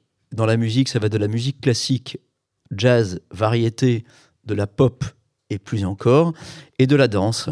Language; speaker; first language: French; native; French